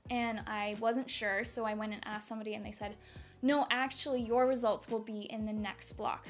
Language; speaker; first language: English; native; English